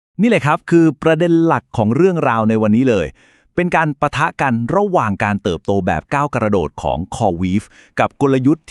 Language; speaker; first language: Thai; native; Thai